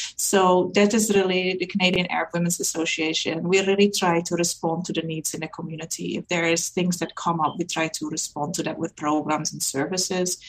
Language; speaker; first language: English; non-native, fluent; Dutch